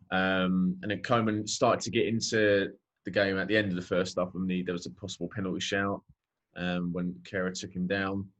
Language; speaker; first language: English; native; English